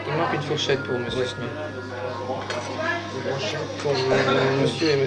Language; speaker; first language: French; native; French